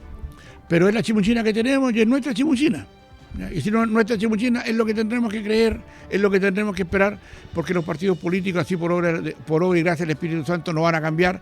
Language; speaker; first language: Spanish; native; Spanish